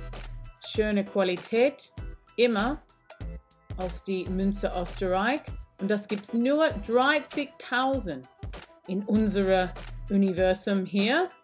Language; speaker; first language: German; non-native, learner; English